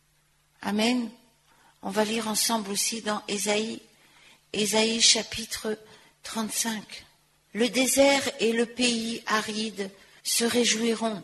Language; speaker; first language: French; native; French